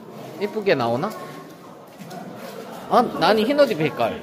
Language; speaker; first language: Korean; native; Korean